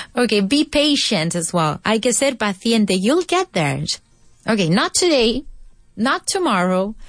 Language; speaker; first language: English; non-native, fluent; Spanish